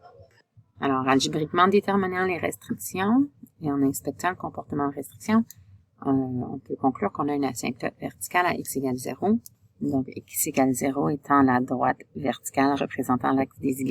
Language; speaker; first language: French; native; French